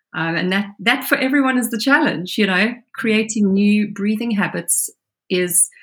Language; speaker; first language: English; native; English